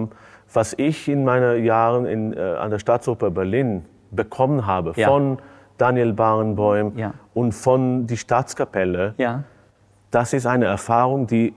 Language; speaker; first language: German; non-native, fluent; Hebrew